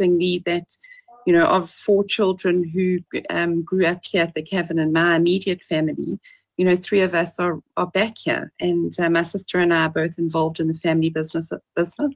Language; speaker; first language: English; native; English